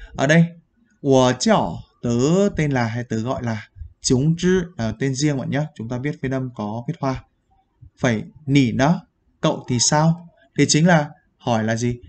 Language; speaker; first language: Vietnamese; native; Vietnamese